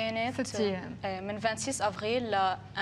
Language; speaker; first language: Arabic; native; Arabic